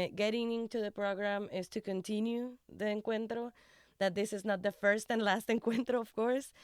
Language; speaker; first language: English; non-native, fluent; Spanish